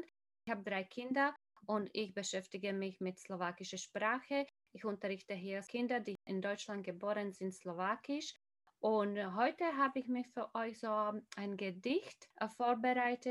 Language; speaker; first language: German; non-native, fluent; Slovak